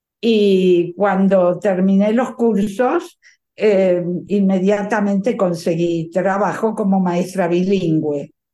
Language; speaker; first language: Spanish; native; Spanish